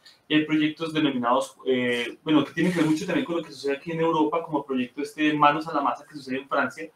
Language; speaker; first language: Spanish; native; Spanish